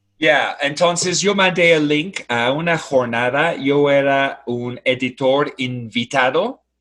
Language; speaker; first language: Spanish; non-native, fluent; English